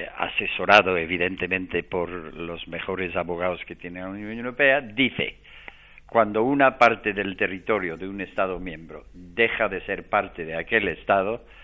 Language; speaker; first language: Spanish; non-native, fluent; English